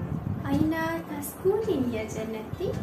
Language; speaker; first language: Arabic; non-native, learner; Malay